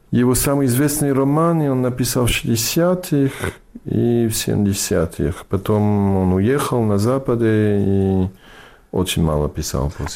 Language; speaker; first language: Russian; non-native, fluent; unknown